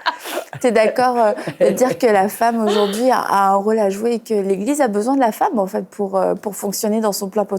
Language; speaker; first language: French; native; French